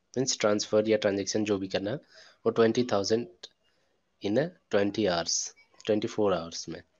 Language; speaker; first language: Hindi; native; Hindi